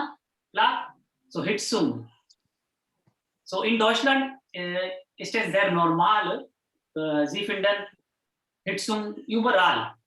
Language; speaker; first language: German; non-native, fluent; Hindi